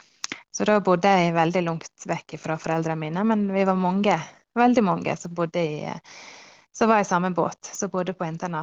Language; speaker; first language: Norwegian; early bilingual, heritage; Norwegian